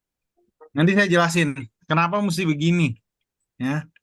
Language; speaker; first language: Indonesian; native; Indonesian